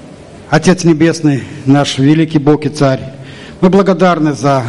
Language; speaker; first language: Russian; native; Russian